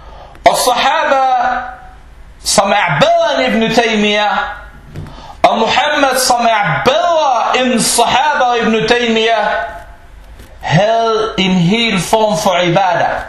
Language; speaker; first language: Danish; non-native, fluent; Arabic